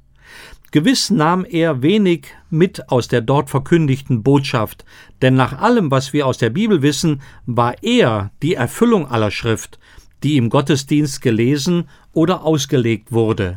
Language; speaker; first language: German; native; German